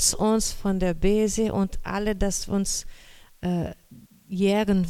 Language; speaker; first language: German; non-native, learner; Portuguese